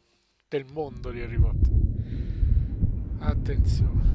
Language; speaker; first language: Italian; native; Italian